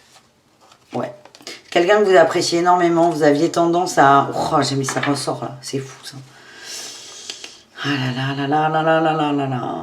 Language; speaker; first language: French; native; French